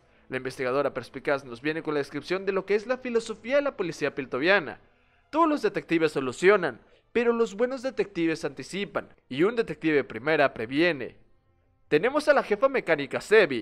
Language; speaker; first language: Spanish; native; Spanish